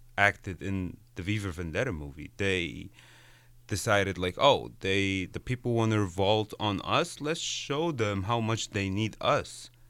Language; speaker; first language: English; non-native, fluent; Arabic